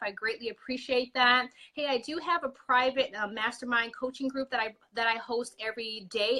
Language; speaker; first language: English; native; English